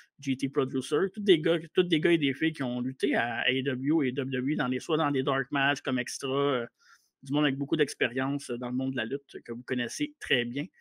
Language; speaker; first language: French; native; French